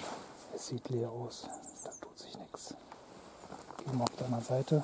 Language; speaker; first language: German; native; German